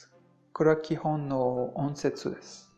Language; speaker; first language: Japanese; non-native, fluent; French